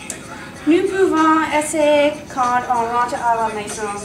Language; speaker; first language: French; non-native, learner; English